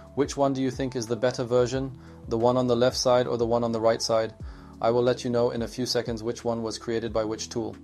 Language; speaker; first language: English; non-native, fluent; German